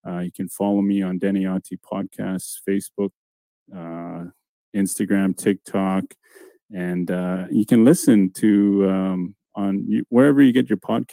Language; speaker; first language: English; non-native, fluent; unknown